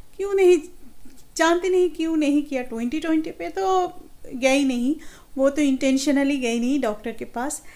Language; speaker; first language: Hindi; non-native, local second language; Bangla